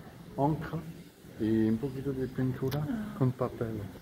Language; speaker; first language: Spanish; non-native, learner; French